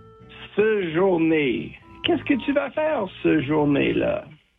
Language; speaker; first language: French; non-native, learner; English